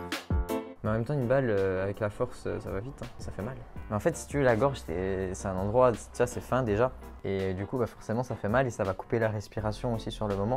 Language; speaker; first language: French; native; French